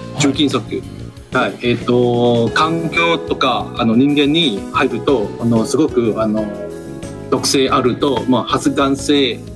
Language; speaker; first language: Japanese; non-native, fluent; Malay